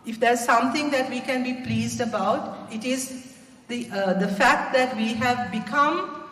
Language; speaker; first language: English; non-native, local second language; Sinhala